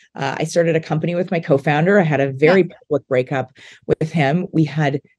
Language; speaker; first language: English; native; English